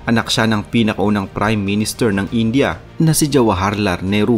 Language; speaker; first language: Filipino; native; Filipino